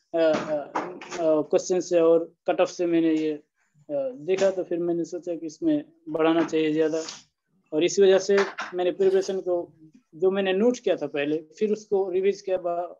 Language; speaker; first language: Hindi; non-native, local second language; Bangla